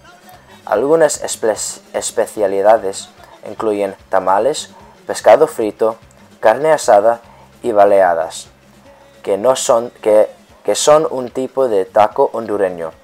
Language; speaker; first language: Spanish; non-native, learner; English